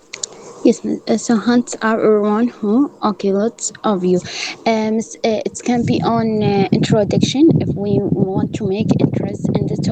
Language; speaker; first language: English; non-native, learner; Arabic